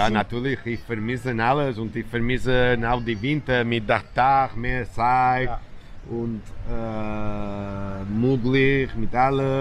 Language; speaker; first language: German; non-native, learner; Spanish